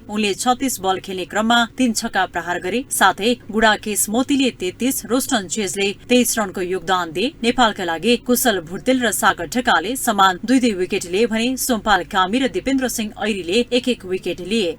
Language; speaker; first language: Nepali; native; Nepali